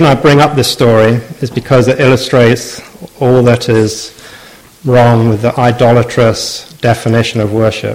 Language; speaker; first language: English; native; English